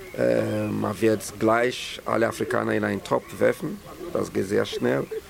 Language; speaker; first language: German; non-native, fluent; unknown